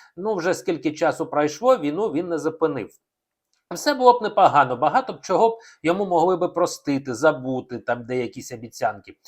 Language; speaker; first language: Ukrainian; non-native, local second language; Russian